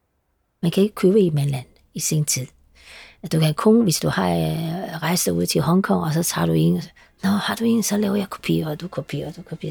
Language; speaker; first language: Danish; non-native, fluent; Chinese